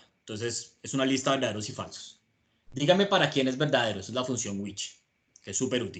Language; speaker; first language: Spanish; native; Spanish